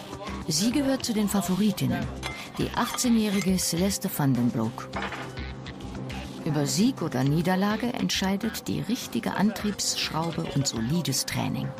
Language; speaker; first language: German; native; German